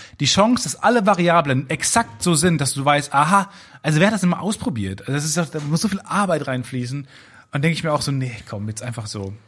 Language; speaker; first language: German; native; German